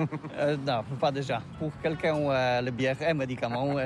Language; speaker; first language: French; non-native, learner; Polish